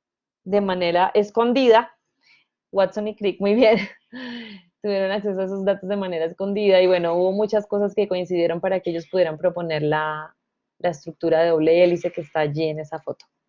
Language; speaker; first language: Spanish; native; Spanish